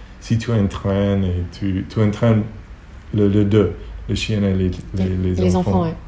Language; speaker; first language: French; non-native, learner; Hebrew